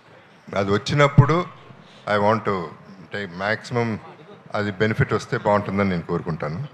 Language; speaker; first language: Telugu; native; Telugu